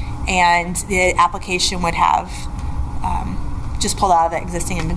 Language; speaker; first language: English; native; English